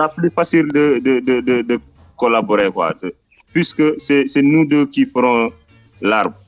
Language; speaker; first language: French; non-native, local second language; Wolof